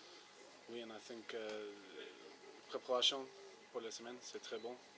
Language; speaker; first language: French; non-native, learner; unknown